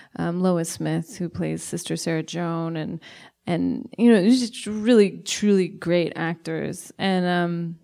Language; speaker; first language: English; native; English